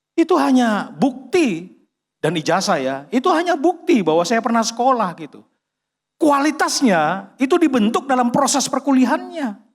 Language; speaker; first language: Indonesian; native; Indonesian